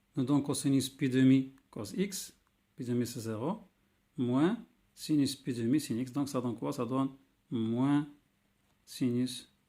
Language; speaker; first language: French; non-native, local second language; Arabic